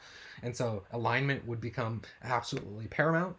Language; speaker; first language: English; native; English